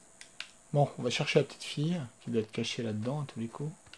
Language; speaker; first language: French; native; French